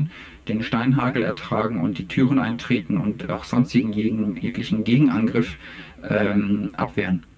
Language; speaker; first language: German; native; German